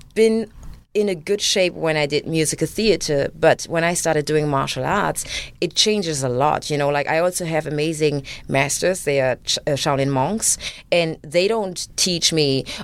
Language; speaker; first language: English; non-native, fluent; German